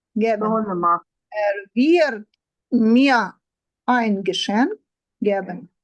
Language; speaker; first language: German; non-native, learner; Ukrainian